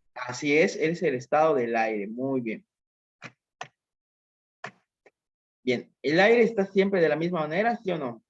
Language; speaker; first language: Spanish; native; Spanish